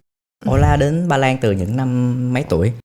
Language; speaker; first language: Vietnamese; native; Vietnamese